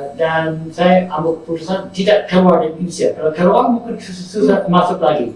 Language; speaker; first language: Indonesian; non-native, fluent; English